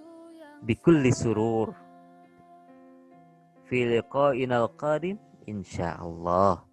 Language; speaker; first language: Arabic; non-native, fluent; Indonesian